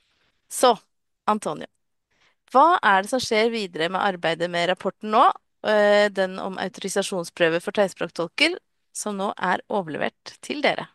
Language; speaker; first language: Norwegian; native; Norwegian